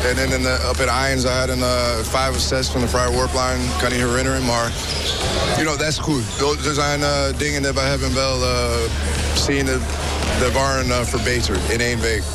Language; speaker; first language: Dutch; non-native, fluent; English